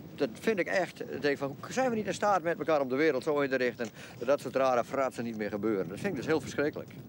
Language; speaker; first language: Dutch; non-native, local second language; Western Frisian